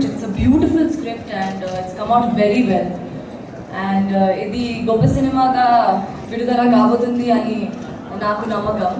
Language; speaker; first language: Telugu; non-native, learner; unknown